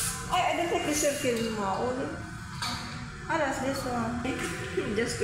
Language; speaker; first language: English; non-native, learner; Filipino